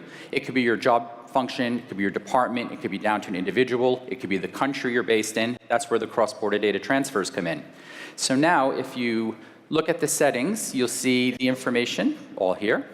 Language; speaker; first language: English; native; English